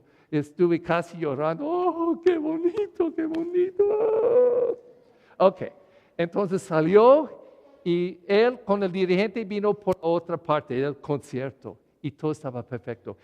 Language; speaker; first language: Spanish; non-native, learner; English